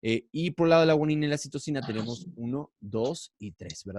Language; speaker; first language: Spanish; native; Spanish